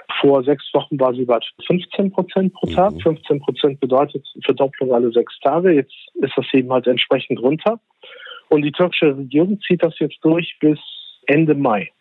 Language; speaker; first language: German; early bilingual, other home language; Turkish